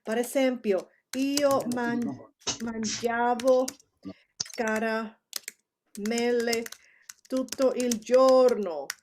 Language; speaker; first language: Italian; non-native, fluent; Spanish